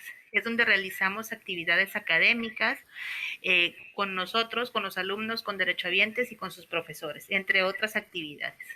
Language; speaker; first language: Spanish; native; Spanish